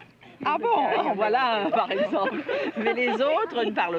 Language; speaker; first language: French; native; French